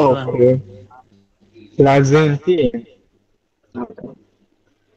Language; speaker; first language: Italian; non-native, learner; Bangla